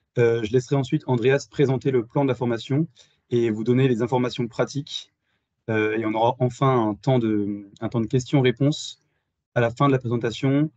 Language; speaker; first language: French; native; French